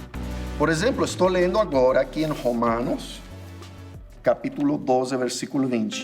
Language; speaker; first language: Portuguese; non-native, fluent; English